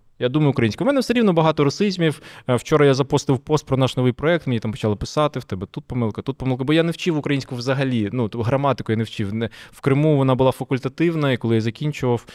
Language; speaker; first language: Ukrainian; non-native, local second language; Russian